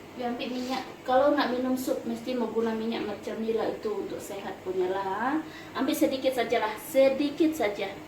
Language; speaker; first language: Malay; non-native, local second language; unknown